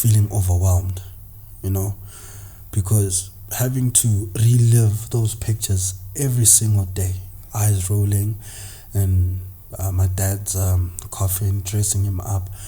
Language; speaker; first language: English; non-native, local second language; Zulu